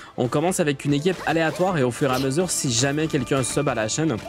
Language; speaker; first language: French; native; French